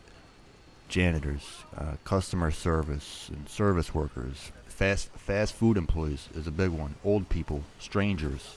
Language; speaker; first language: English; native; English